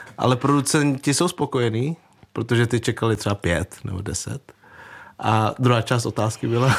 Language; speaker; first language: Czech; early bilingual, other home language; Vietnamese